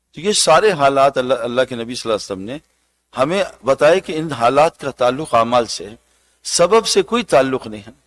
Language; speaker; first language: Urdu; native; Urdu